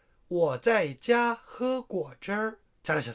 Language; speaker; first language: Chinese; non-native, fluent; Korean